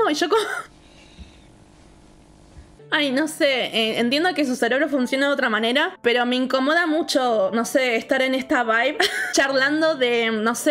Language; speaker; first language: Spanish; native; Spanish